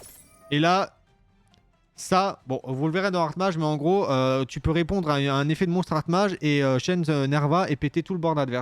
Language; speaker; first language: French; native; French